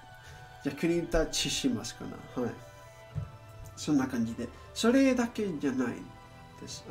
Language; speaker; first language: Japanese; non-native, learner; English